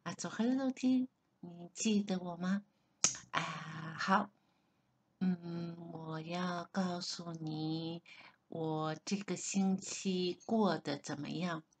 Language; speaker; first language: Chinese; non-native, learner; Hebrew